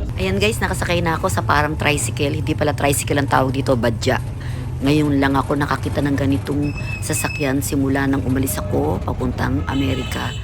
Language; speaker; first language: Filipino; native; Filipino